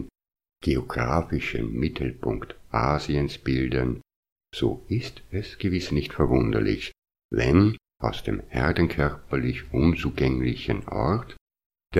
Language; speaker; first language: German; native; German